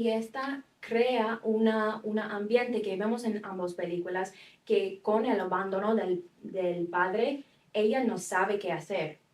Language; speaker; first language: Spanish; non-native, fluent; English